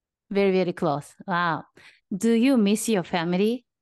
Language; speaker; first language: English; non-native, learner; Japanese